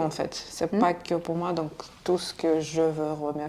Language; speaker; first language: French; non-native, fluent; Russian